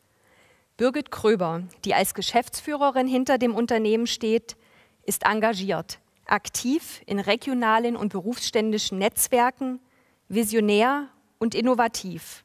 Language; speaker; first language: German; native; German